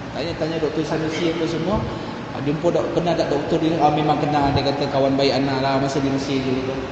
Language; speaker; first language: Malay; native; Malay